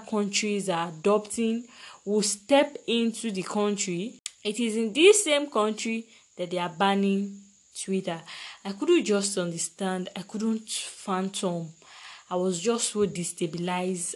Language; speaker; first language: English; non-native, local second language; Yoruba